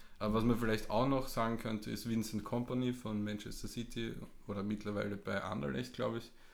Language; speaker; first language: German; native; German